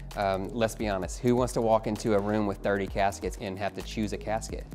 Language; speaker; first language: English; native; English